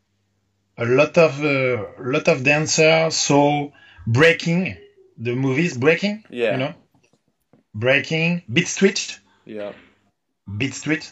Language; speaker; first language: English; non-native, learner; French